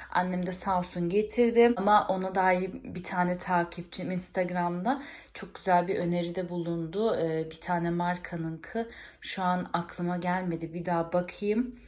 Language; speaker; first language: Turkish; early bilingual, heritage; Turkish